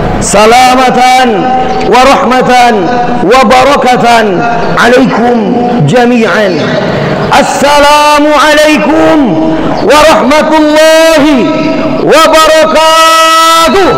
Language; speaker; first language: Arabic; non-native, fluent; Indonesian